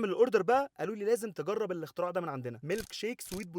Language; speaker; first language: Arabic; native; Arabic